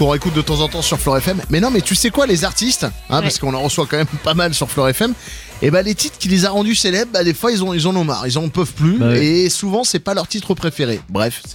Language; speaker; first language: French; native; French